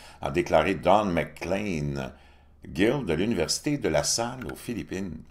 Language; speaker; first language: French; native; French